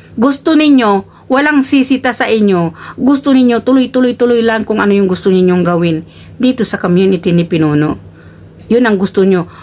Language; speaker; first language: Filipino; non-native, local second language; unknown